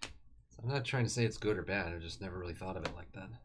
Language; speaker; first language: English; native; English